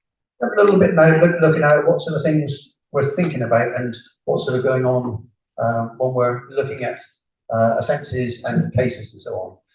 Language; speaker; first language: English; native; English